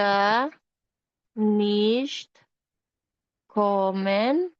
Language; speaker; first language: German; non-native, fluent; Filipino